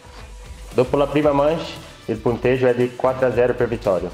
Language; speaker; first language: Italian; non-native, fluent; Portuguese